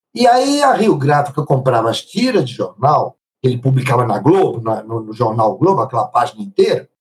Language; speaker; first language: Portuguese; non-native, fluent; Italian